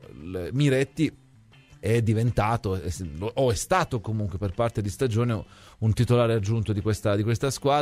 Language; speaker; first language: Italian; native; Italian